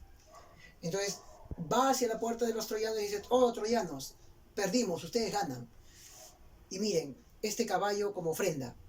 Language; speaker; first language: Spanish; native; Spanish